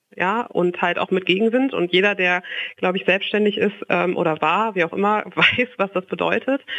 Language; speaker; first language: German; native; German